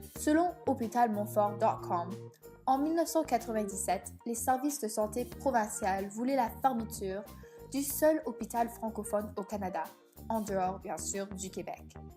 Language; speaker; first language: French; native; French